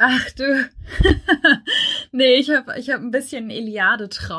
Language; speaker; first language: German; native; German